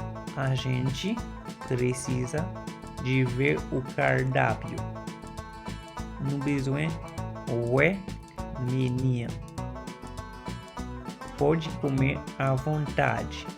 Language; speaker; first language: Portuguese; non-native, fluent; Haitian Creole